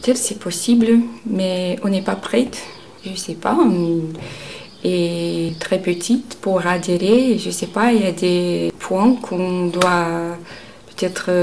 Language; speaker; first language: French; non-native, learner; Romanian